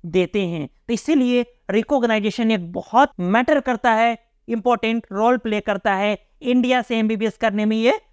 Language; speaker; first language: Hindi; native; Hindi